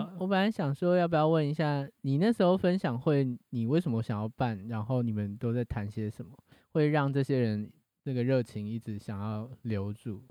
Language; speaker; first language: Chinese; native; Chinese